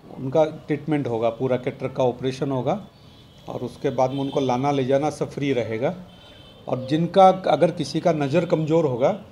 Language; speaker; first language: Hindi; non-native, local second language; Marwari